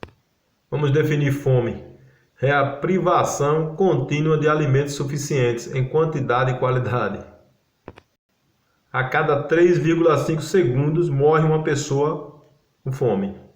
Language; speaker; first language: Portuguese; native; Portuguese